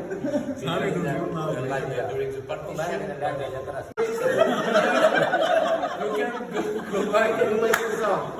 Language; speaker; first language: English; non-native, learner; French